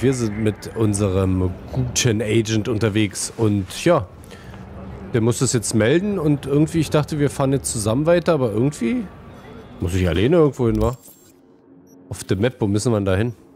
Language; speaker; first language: German; native; German